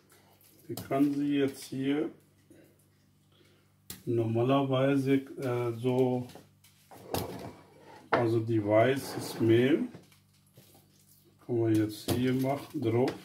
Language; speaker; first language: German; non-native, learner; Urdu